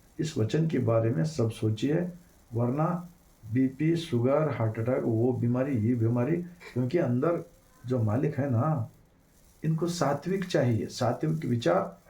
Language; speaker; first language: Hindi; non-native, local second language; Kannada